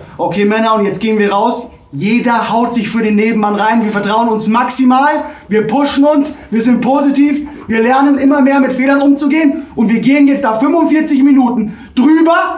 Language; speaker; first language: German; native; German